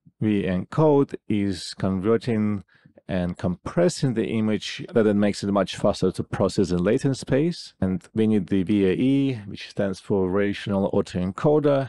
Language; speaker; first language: English; non-native, fluent; Russian